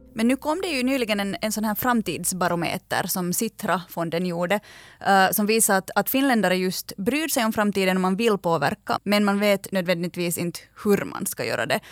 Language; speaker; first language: Swedish; native; Swedish